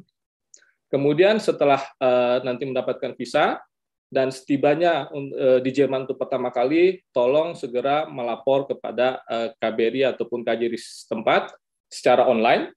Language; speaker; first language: Indonesian; native; Indonesian